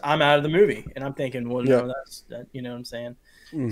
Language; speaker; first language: English; native; English